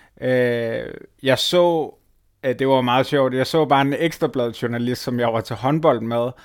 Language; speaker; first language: Danish; native; Danish